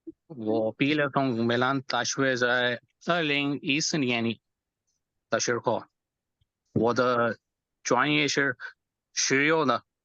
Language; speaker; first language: Chinese; non-native, learner; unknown